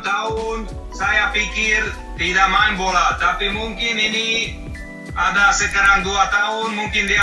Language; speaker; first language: Indonesian; non-native, learner; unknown